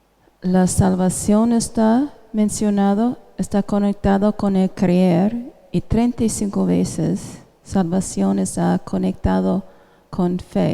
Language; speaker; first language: Spanish; non-native, fluent; English